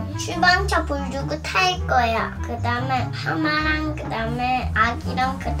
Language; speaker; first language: Korean; early bilingual, other home language; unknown